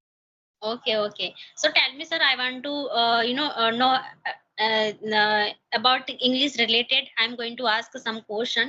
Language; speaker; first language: English; non-native, learner; Hindi